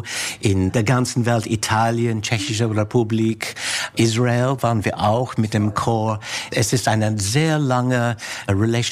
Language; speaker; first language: German; non-native, fluent; English